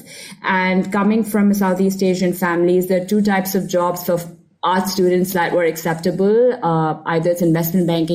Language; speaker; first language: English; non-native, local second language; Urdu